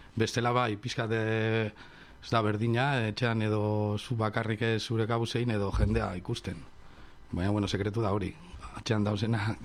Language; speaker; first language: Basque; non-native, local second language; Spanish